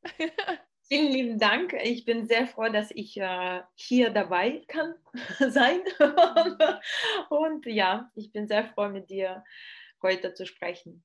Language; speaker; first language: German; non-native, learner; Russian